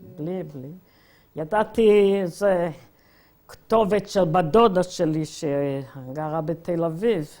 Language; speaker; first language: Hebrew; non-native, fluent; Yiddish